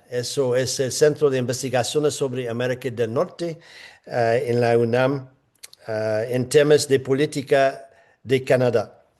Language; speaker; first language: Spanish; non-native, fluent; English